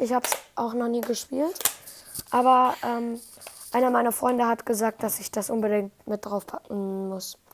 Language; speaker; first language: German; native; German